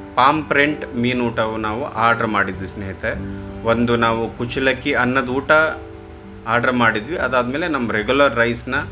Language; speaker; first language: Kannada; non-native, local second language; Lambadi